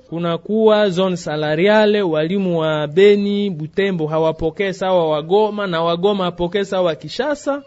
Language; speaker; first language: Swahili; non-native, local second language; Nande